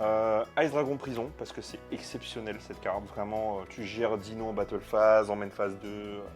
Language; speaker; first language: French; native; French